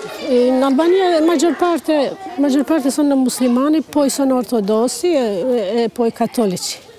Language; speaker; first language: Italian; non-native, learner; Albanian